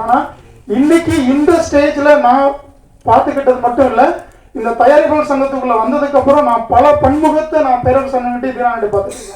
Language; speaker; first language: Tamil; native; Tamil